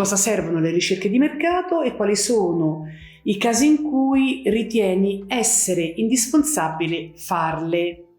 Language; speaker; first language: Italian; native; Italian